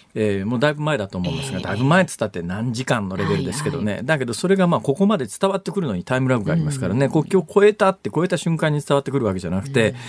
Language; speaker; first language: Japanese; native; Japanese